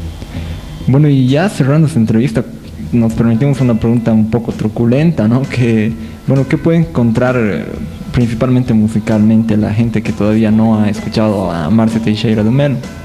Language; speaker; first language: Spanish; native; Spanish